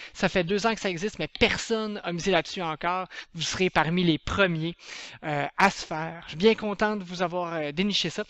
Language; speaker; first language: French; native; French